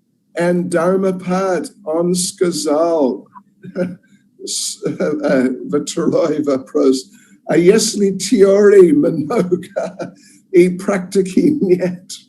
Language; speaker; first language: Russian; non-native, learner; English